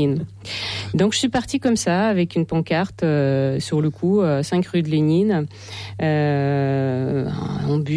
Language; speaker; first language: French; non-native, fluent; Ukrainian